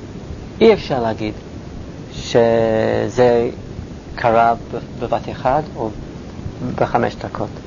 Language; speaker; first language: Hebrew; non-native, fluent; English